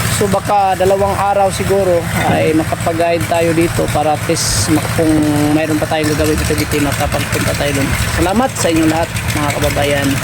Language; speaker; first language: Filipino; non-native, local second language; Cebuano